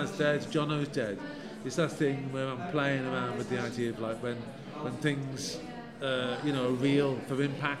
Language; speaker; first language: English; native; English